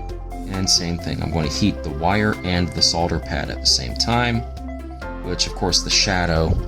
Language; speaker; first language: English; native; English